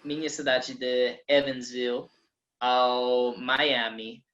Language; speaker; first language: Portuguese; non-native, learner; English